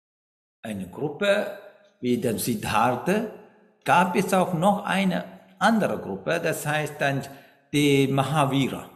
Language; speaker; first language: German; non-native, fluent; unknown